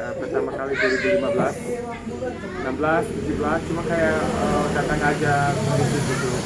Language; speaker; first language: Indonesian; non-native, fluent; Serbian